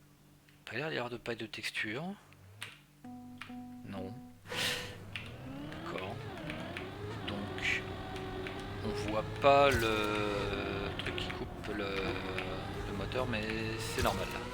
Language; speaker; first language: French; native; French